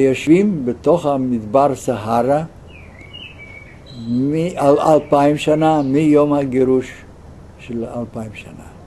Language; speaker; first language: Hebrew; non-native, fluent; Yiddish